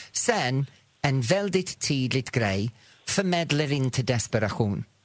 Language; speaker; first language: Swedish; non-native, fluent; English